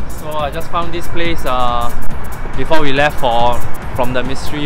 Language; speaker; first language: English; non-native, local second language; Chinese